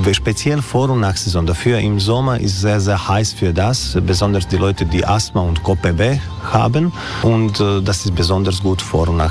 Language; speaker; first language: German; non-native, learner; Croatian